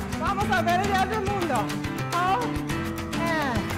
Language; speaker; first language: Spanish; non-native, learner; English